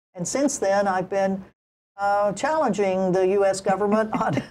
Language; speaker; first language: English; native; English